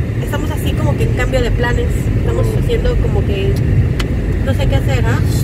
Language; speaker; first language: Spanish; native; Spanish